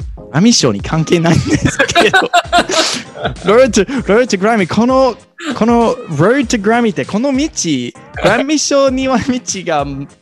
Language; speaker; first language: Japanese; non-native, fluent; English